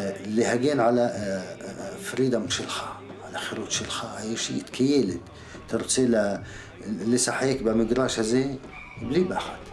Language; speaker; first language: Hebrew; non-native, local second language; Arabic